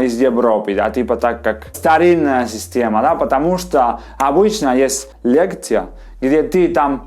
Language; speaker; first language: Russian; non-native, fluent; Spanish